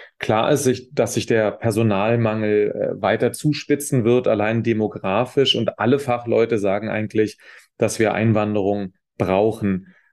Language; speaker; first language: German; native; German